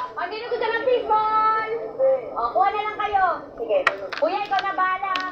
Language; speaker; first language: Filipino; native; Filipino